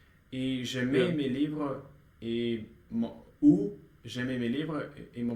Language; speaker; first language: French; non-native, learner; Russian